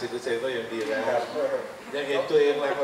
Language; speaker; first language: Thai; native; Thai